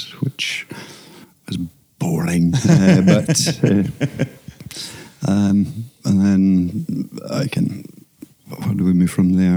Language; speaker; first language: English; native; English